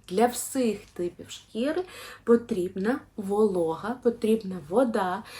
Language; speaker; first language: Ukrainian; non-native, local second language; Russian